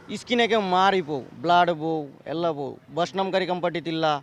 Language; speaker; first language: Malayalam; non-native, local second language; Bangla